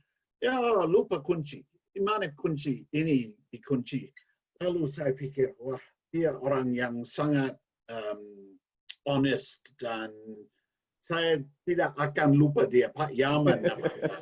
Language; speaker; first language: Indonesian; non-native, learner; English